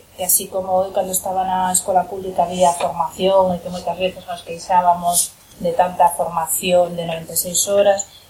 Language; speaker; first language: Spanish; non-native, local second language; Galician